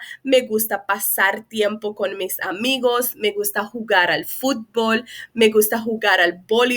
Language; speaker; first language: Spanish; non-native, fluent; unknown